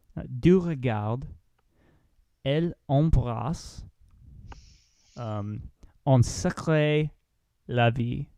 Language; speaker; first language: French; non-native, learner; English